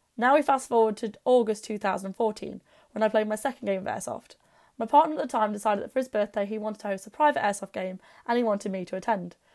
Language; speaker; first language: English; native; English